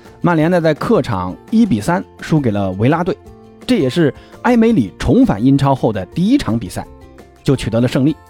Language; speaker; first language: Chinese; native; Chinese